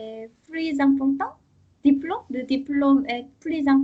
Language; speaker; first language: French; non-native, learner; Korean